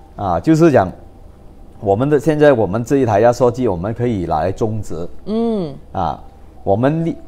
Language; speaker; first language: Chinese; non-native, local second language; Cantonese